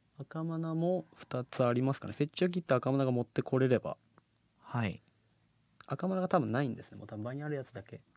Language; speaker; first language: Japanese; native; Japanese